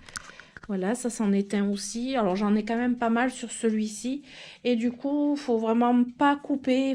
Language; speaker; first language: French; native; French